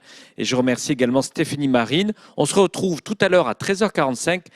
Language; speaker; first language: French; native; French